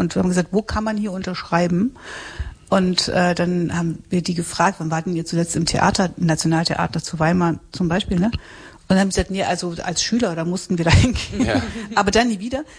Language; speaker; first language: German; native; German